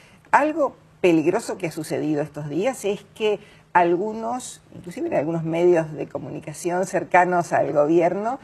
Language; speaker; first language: Spanish; native; Spanish